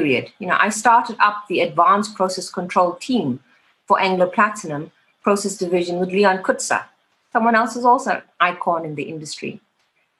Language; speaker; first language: English; native; English